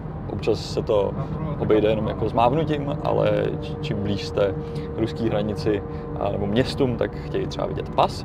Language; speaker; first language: Czech; native; Czech